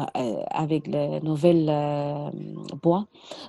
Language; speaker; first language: French; non-native, learner; Arabic